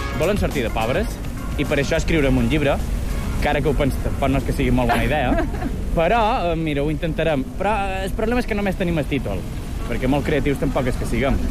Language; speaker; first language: Catalan; native; Catalan